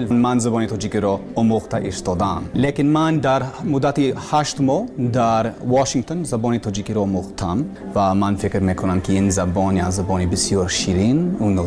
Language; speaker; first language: Persian; non-native, learner; English